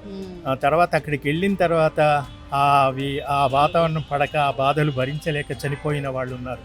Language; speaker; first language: Telugu; native; Telugu